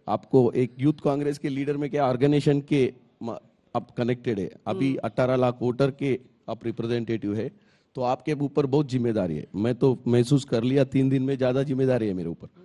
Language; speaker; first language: Hindi; non-native, local second language; Telugu